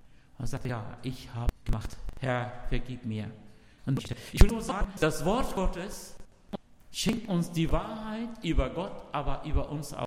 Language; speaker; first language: German; non-native, learner; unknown